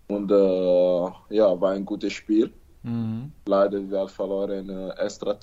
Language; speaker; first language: German; non-native, learner; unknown